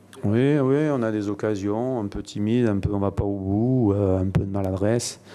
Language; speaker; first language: French; native; French